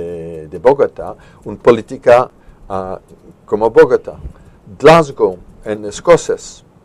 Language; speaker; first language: Spanish; non-native, fluent; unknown